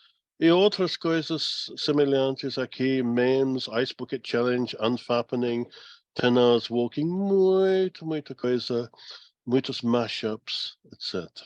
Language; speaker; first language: Portuguese; non-native, fluent; English